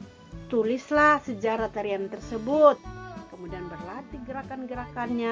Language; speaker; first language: Indonesian; native; Indonesian